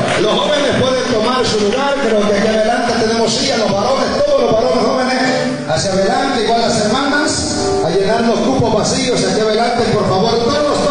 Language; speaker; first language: Spanish; native; Spanish